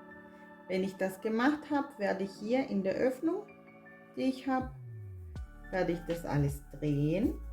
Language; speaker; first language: German; non-native, fluent; Portuguese